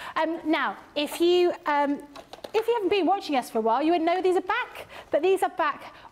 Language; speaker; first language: English; native; English